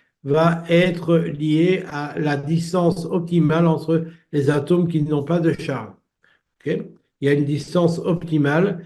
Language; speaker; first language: French; native; French